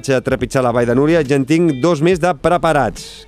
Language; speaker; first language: Catalan; native; Catalan